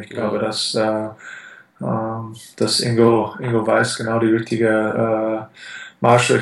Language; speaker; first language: German; non-native, fluent; English